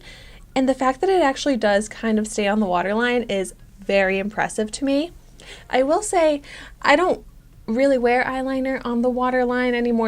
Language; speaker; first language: English; native; English